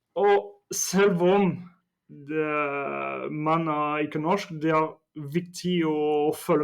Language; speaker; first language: Norwegian; non-native, fluent; French